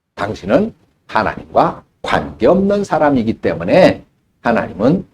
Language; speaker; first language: Korean; native; Korean